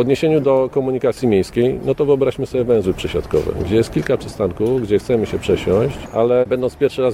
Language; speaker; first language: Polish; native; Polish